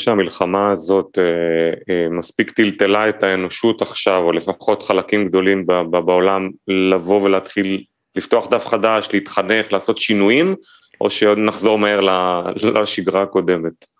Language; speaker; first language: Hebrew; native; Hebrew